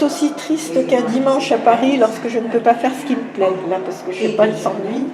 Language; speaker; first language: French; native; French